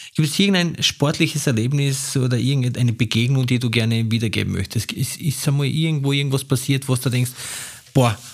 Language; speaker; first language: German; non-native, fluent; Slovenian